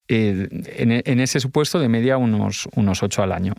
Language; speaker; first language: Spanish; native; Spanish